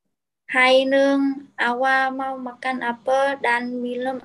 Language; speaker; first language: Indonesian; non-native, learner; Vietnamese